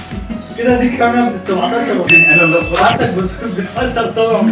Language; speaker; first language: Arabic; native; Arabic